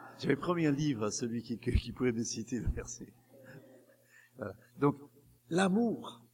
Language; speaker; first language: French; non-native, fluent; English